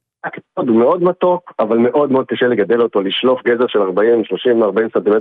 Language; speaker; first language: Hebrew; native; Hebrew